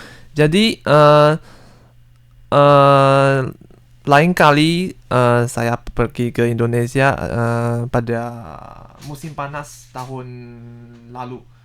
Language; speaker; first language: Indonesian; non-native, learner; Chinese